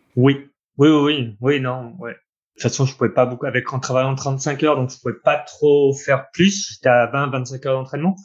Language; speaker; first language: French; native; French